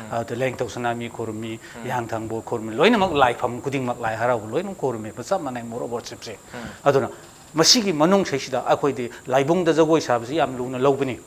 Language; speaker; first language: Manipuri; non-native, local second language; Rongmei Naga